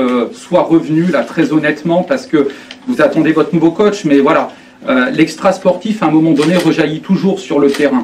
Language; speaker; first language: French; native; French